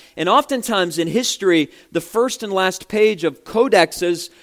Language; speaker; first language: English; native; English